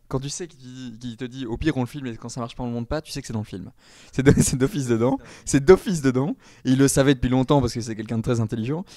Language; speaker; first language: French; native; French